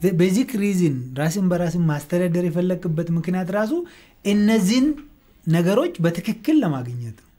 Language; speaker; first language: Amharic; non-native, local second language; Oromo